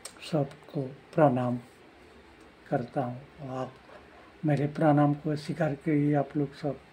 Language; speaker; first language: Hindi; non-native, local second language; Bangla